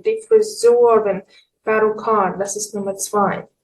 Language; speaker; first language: German; non-native, fluent; Ukrainian